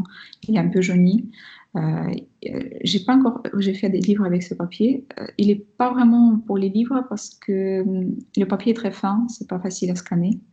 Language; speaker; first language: French; non-native, fluent; Russian